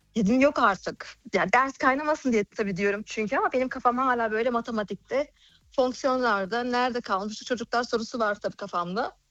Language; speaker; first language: Turkish; early bilingual, heritage; Turkish